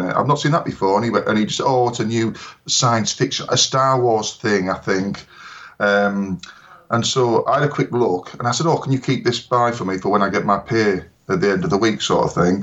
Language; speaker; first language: English; native; English